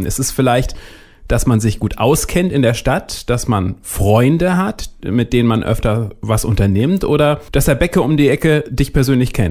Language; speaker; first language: German; native; German